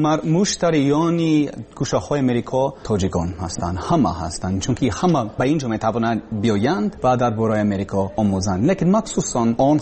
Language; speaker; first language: Persian; non-native, learner; English